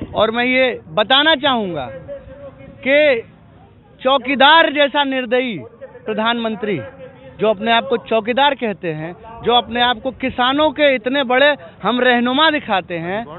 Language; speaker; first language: Hindi; native; Hindi